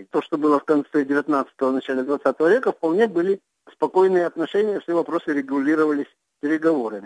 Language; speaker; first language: Russian; native; Russian